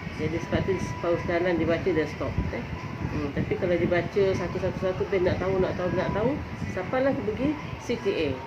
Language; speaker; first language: Malay; native; Malay